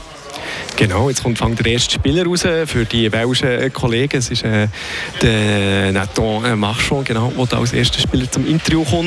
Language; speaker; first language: German; native; German